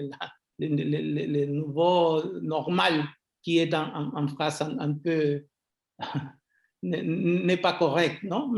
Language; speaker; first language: French; non-native, fluent; Spanish